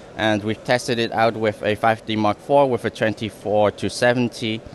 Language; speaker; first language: English; non-native, fluent; Dutch